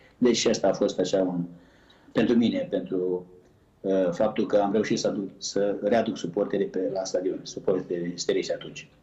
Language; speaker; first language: Romanian; native; Romanian